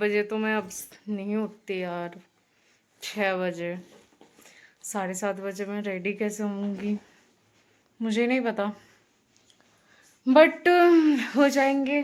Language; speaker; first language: Hindi; non-native, local second language; Bangla